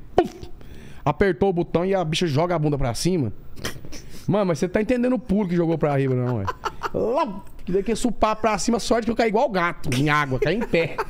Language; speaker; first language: Portuguese; native; Portuguese